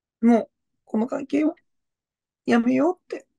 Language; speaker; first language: Japanese; native; Japanese